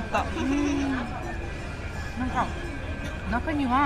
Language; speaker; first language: Japanese; non-native, learner; Lithuanian